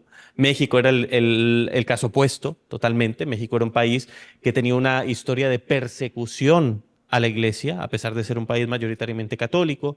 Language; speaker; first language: Spanish; native; Spanish